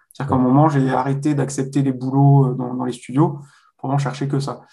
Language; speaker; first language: French; native; French